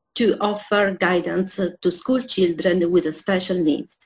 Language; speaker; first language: English; non-native, fluent; Italian